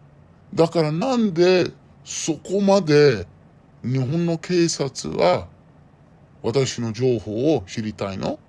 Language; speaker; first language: Japanese; non-native, learner; Arabic